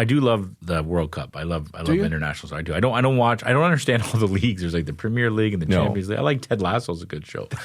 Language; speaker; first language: English; native; English